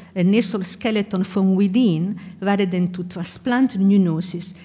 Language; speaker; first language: English; non-native, fluent; Italian